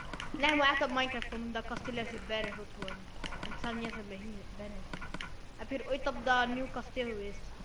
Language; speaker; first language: Dutch; native; Dutch